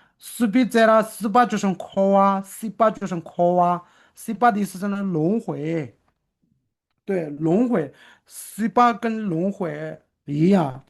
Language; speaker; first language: Chinese; non-native, local second language; Tibetan